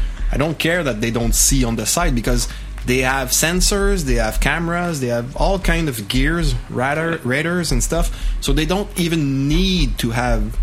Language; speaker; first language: English; non-native, fluent; French